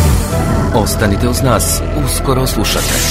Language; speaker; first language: Croatian; native; Croatian